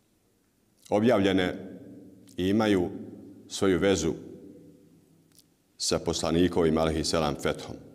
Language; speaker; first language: Bosnian; native; Bosnian